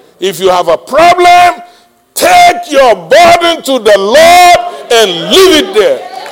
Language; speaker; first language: English; non-native, local second language; Yoruba